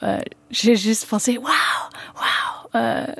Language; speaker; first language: French; non-native, learner; Dutch